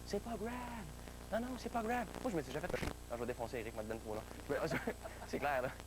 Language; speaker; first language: French; native; French